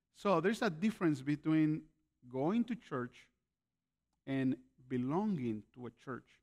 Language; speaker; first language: English; non-native, fluent; Spanish